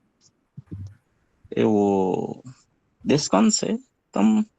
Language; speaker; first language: Portuguese; non-native, learner; Haitian Creole